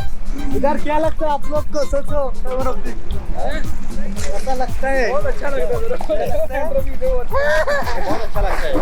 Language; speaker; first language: Hindi; non-native, learner; Bangla